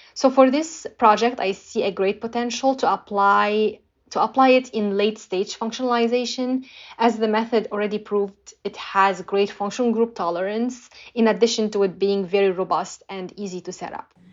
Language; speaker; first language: English; non-native, fluent; Arabic